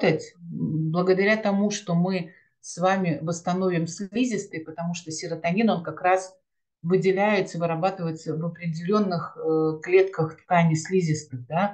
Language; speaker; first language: Russian; native; Russian